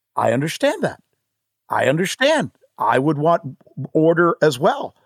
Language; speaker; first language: English; early bilingual, other home language; Spanish